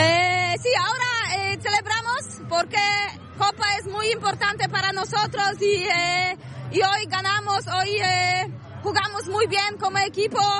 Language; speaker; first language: Spanish; non-native, learner; Polish